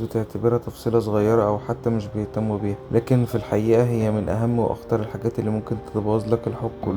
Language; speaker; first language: Arabic; native; Arabic